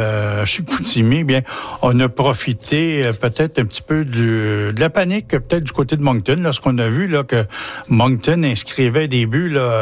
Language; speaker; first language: French; native; French